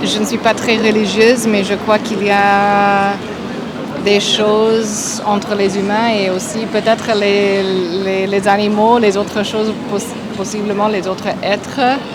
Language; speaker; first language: French; non-native, fluent; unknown